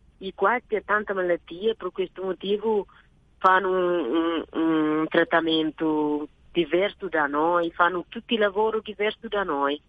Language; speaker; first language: Italian; non-native, learner; Kabuverdianu